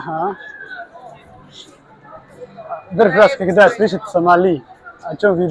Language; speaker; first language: Russian; non-native, learner; Somali